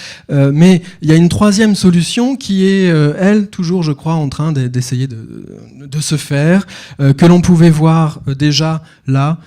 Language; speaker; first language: French; native; French